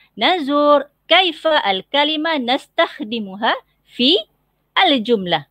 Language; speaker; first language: Arabic; non-native, local second language; Malay